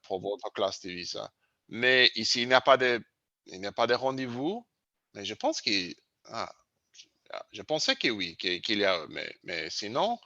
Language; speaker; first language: French; non-native, learner; English